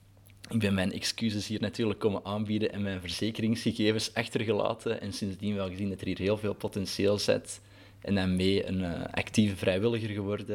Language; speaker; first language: Dutch; native; Dutch